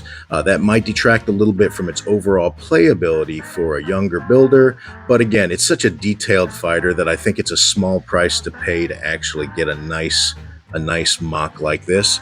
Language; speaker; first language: English; native; English